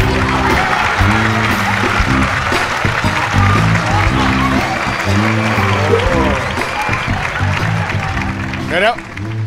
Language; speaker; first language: Thai; native; Thai